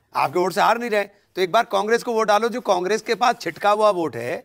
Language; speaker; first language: Hindi; native; Hindi